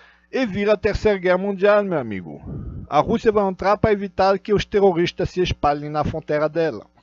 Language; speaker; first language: Portuguese; non-native, fluent; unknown